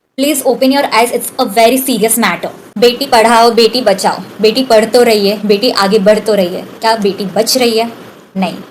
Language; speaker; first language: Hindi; non-native, local second language; Bangla